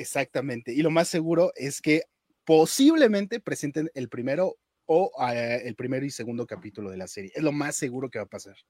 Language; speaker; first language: Spanish; native; Spanish